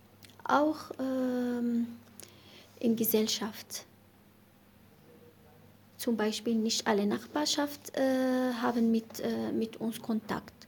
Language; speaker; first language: German; non-native, learner; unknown